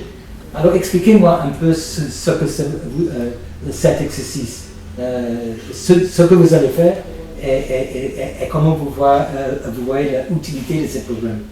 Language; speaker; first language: French; non-native, fluent; English